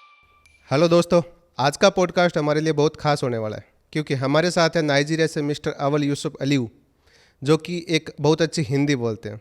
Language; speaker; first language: Hindi; native; Hindi